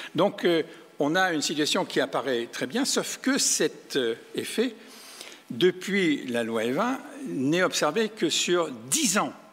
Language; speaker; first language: French; native; French